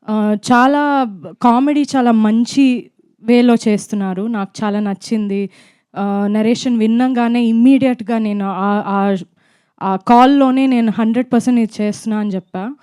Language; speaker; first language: Telugu; non-native, fluent; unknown